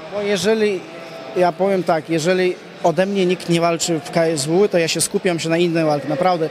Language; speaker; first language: Polish; non-native, fluent; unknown